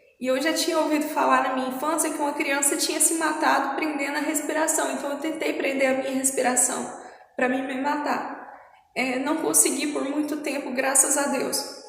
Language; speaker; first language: Portuguese; native; Portuguese